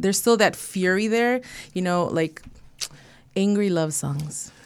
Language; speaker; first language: English; early bilingual, other home language; Spanish